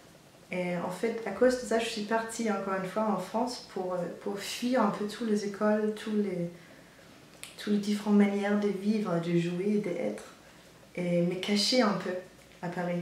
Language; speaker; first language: French; non-native, fluent; Danish